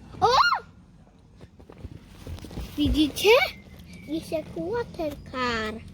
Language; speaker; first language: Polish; early bilingual, heritage; Polish